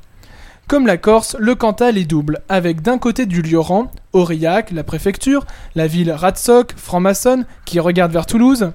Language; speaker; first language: French; native; French